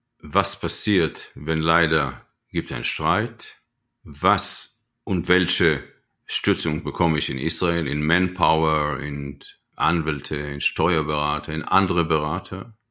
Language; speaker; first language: German; non-native, fluent; Hebrew